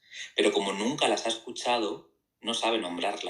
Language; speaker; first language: Spanish; native; Spanish